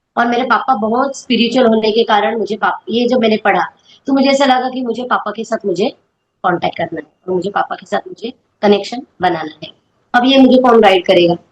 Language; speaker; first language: Hindi; non-native, local second language; Marathi